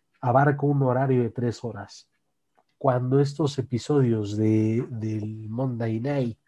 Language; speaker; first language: Spanish; native; Spanish